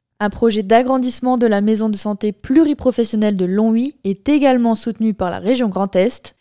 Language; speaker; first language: French; native; French